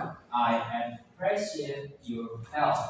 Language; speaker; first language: English; non-native, learner; Indonesian